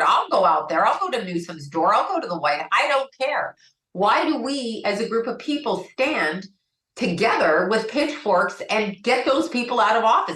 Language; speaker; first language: English; native; English